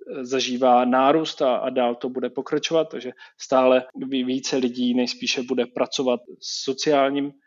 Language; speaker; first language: Czech; native; Czech